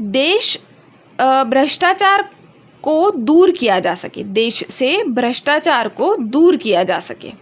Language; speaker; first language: Hindi; non-native, local second language; Marathi